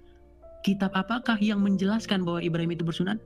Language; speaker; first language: Indonesian; native; Indonesian